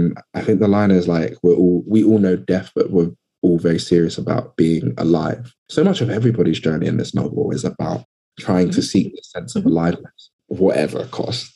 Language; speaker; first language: English; native; English